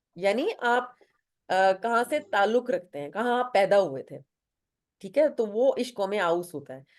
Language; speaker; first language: Urdu; non-native, local second language; Punjabi